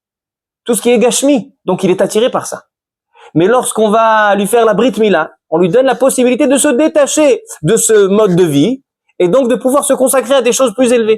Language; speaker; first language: French; native; French